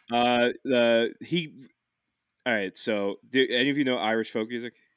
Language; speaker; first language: English; native; English